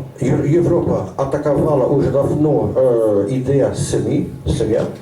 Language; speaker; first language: Russian; non-native, learner; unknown